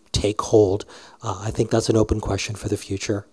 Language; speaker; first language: English; native; English